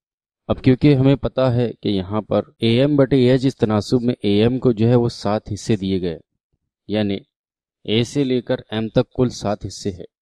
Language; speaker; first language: Urdu; native; Urdu